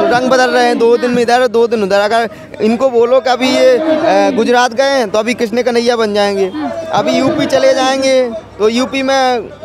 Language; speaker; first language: Hindi; native; Hindi